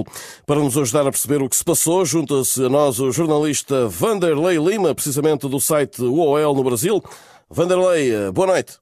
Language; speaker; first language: Portuguese; native; Portuguese